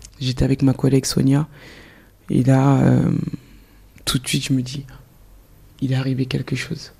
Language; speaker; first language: French; early bilingual, other home language; Soninke